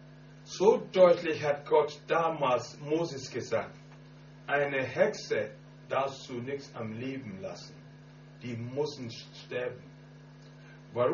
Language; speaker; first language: German; non-native, learner; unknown